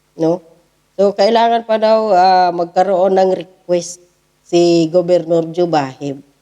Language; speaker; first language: Filipino; non-native, local second language; Cebuano